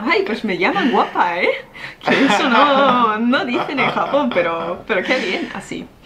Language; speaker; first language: Spanish; non-native, fluent; Japanese